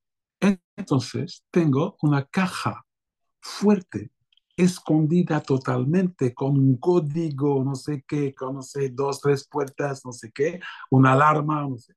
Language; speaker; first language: Spanish; non-native, fluent; French